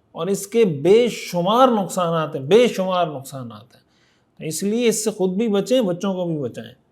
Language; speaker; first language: Urdu; native; Urdu